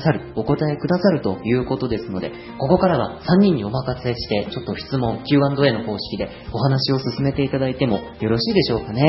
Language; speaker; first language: Japanese; native; Japanese